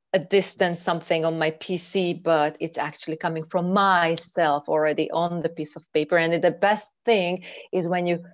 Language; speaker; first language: English; non-native, fluent; Hungarian